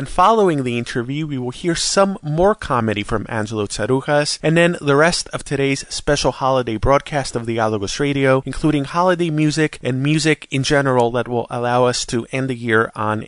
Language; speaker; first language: English; early bilingual, other home language; Greek